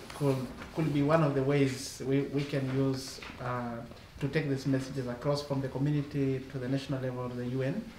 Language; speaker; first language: English; non-native, local second language; Masai